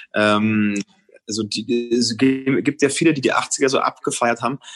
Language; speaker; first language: German; native; German